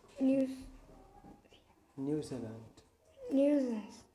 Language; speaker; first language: English; non-native, learner; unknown